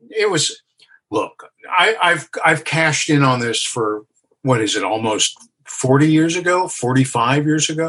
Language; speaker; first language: English; native; English